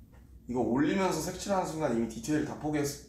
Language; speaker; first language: Korean; native; Korean